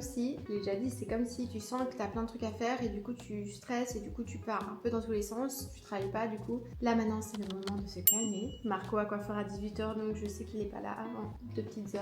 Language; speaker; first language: French; native; French